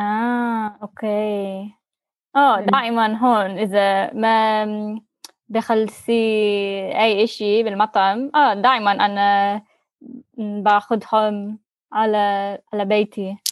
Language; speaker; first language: Arabic; non-native, learner; English